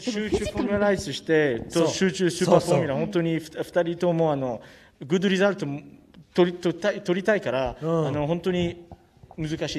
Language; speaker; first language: Japanese; non-native, learner; French